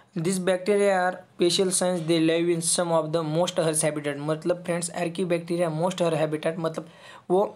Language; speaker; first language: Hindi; non-native, local second language; Marathi